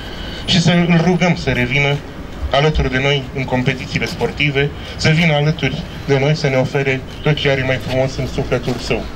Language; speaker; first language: Romanian; native; Romanian